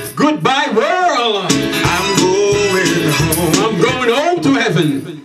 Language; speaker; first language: English; native; English